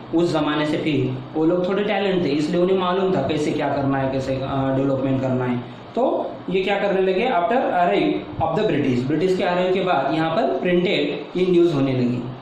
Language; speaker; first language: Hindi; non-native, local second language; Marathi